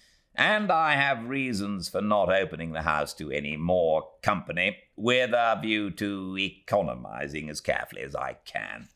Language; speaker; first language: English; native; English